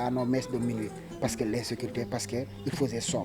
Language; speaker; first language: French; non-native, local second language; Wolof